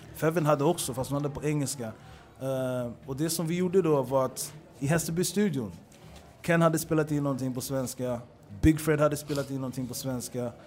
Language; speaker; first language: Swedish; early bilingual, other home language; Papiamento